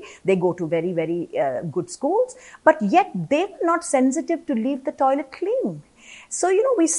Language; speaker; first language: English; non-native, local second language; Malayalam